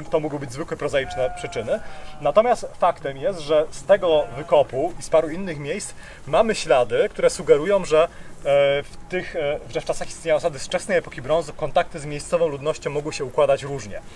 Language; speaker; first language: Polish; native; Polish